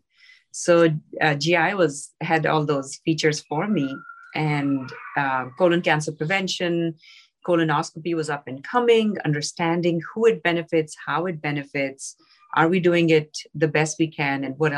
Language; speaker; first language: English; non-native, local second language; Urdu